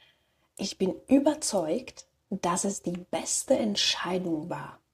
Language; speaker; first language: German; non-native, fluent; Slovak